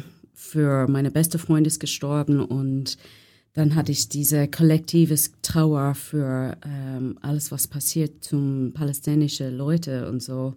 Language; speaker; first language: German; non-native, learner; English